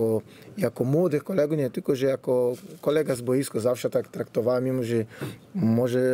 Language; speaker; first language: Polish; non-native, fluent; Portuguese